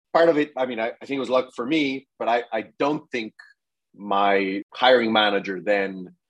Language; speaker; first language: English; non-native, fluent; Spanish